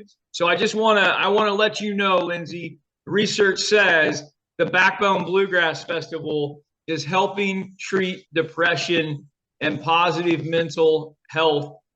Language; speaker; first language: English; native; English